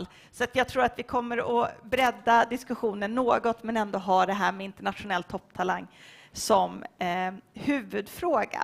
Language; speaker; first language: Swedish; native; Swedish